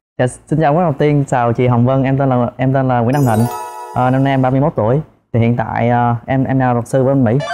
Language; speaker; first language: Vietnamese; native; Vietnamese